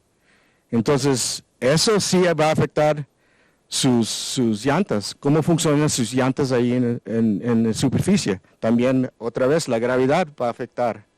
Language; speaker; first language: Spanish; non-native, learner; English